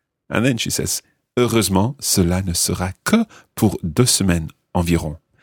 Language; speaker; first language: French; non-native, fluent; English